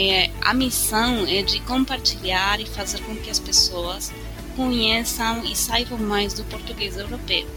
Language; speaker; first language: Portuguese; non-native, fluent; Spanish